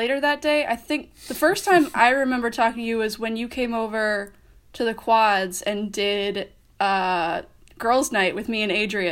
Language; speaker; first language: English; native; English